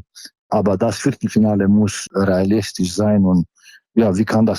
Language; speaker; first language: German; non-native, fluent; Slovenian